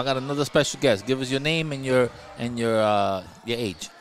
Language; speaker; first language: English; native; English